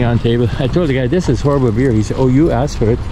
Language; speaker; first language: English; native; English